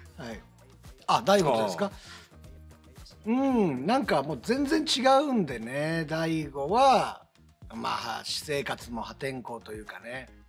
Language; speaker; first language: Japanese; native; Japanese